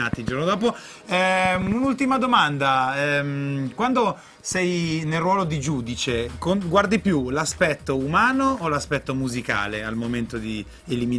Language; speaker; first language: Italian; native; Italian